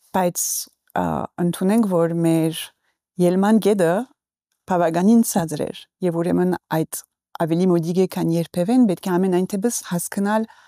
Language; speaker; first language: Armenian; early bilingual, heritage; Armenian